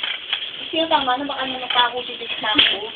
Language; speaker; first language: Filipino; native; Filipino